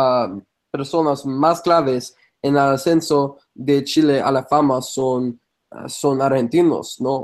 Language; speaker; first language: Spanish; non-native, fluent; English